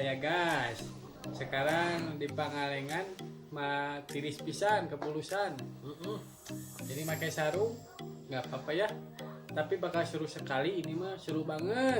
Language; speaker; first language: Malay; non-native, local second language; Sundanese